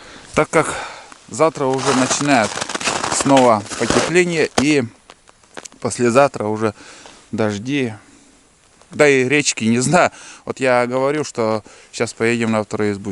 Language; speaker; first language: Russian; native; Russian